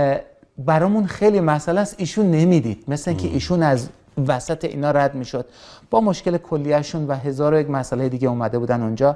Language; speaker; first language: Persian; native; Persian